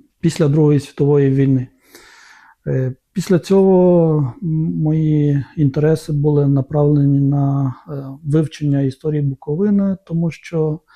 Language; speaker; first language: Ukrainian; non-native, local second language; Romanian